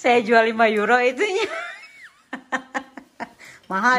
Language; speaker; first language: Indonesian; native; Indonesian